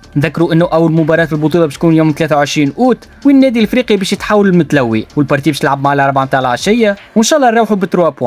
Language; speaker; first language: Arabic; native; Arabic